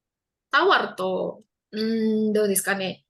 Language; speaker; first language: Japanese; non-native, fluent; Indonesian